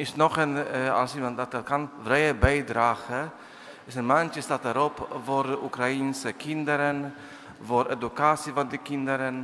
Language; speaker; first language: Dutch; non-native, learner; Polish